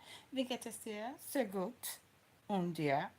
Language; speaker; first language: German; non-native, learner; English